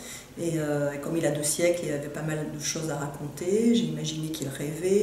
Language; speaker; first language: French; native; French